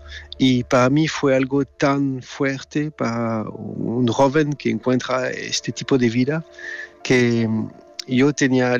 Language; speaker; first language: Spanish; non-native, fluent; French